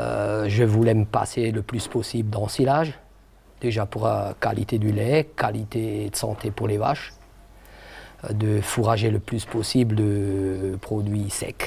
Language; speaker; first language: French; native; French